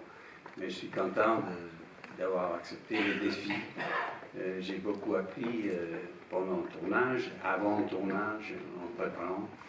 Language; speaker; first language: French; non-native, fluent; English